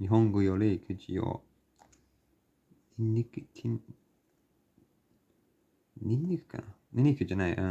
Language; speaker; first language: Japanese; non-native, learner; English